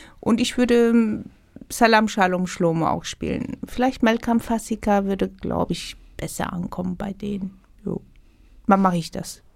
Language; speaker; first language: German; non-native, fluent; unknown